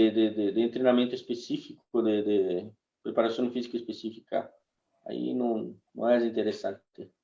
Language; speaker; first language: Spanish; non-native, fluent; Portuguese